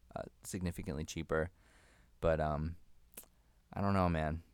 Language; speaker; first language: English; native; English